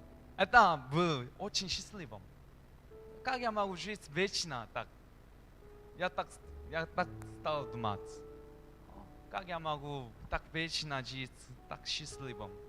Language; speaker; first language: Russian; non-native, learner; Korean